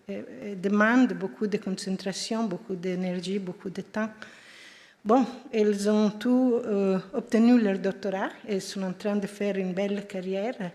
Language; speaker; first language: French; non-native, fluent; Italian